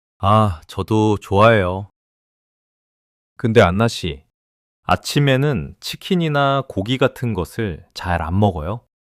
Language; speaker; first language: Korean; early bilingual, heritage; English